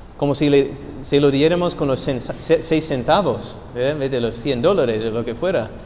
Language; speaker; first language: Spanish; non-native, fluent; English